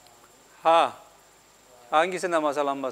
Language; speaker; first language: Turkish; non-native, fluent; Urdu